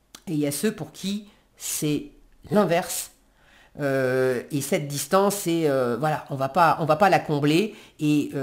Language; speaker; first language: French; native; French